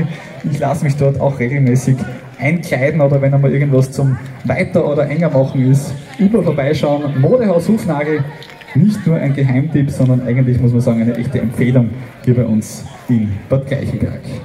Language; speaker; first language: German; native; German